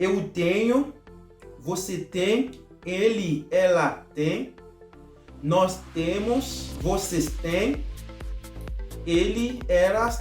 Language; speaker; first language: Portuguese; non-native, fluent; Haitian Creole